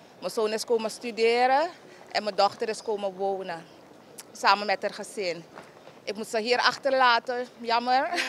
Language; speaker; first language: Dutch; native; Dutch